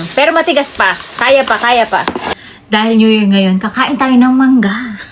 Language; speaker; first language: Filipino; native; Filipino